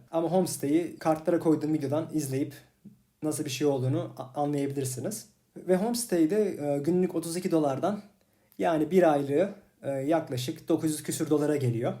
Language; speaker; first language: Turkish; native; Turkish